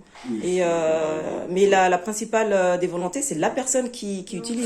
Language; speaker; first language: French; native; French